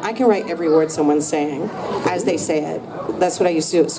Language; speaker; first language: English; native; English